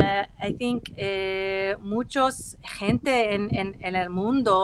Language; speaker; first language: Spanish; non-native, learner; English